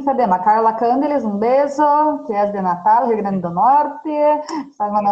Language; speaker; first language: Spanish; non-native, fluent; Portuguese